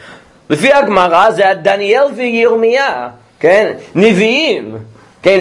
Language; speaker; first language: Hebrew; non-native, fluent; English